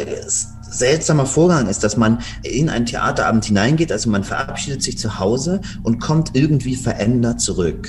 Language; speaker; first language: German; native; German